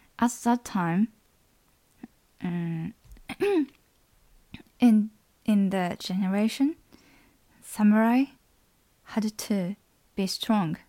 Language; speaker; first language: English; non-native, learner; Japanese